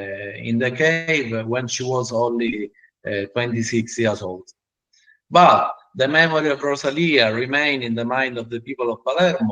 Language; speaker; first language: English; non-native, learner; Italian